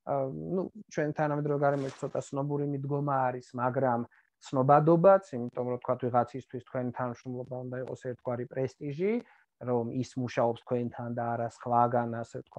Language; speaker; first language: Georgian; native; Georgian